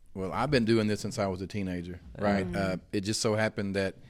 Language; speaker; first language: English; native; English